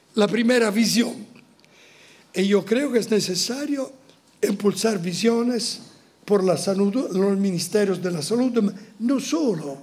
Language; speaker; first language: Spanish; non-native, fluent; Italian